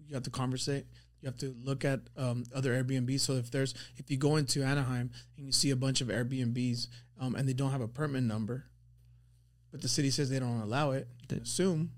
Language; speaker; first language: English; early bilingual, other home language; Spanish